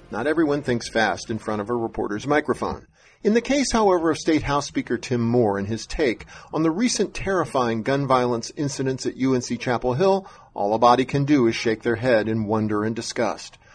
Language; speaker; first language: English; native; English